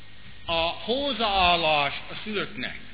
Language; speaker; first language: Hungarian; non-native, fluent; English